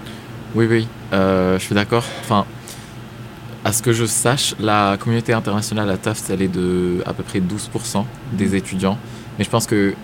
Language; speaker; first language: French; non-native, local second language; Arabic